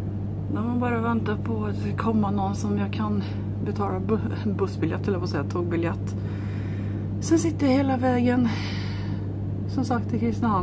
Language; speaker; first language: Swedish; native; Swedish